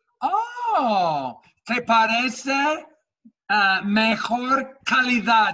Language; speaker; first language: Spanish; non-native, fluent; English